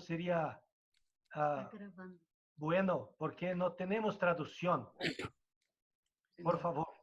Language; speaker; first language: Spanish; non-native, fluent; Portuguese